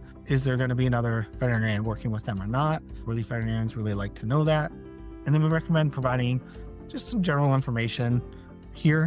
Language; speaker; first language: English; native; English